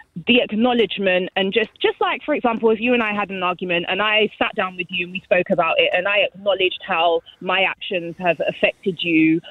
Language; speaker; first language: English; native; English